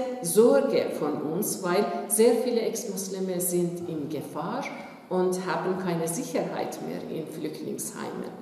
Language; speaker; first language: German; non-native, fluent; Persian